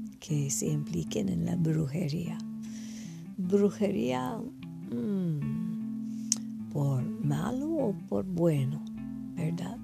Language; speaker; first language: Spanish; non-native, fluent; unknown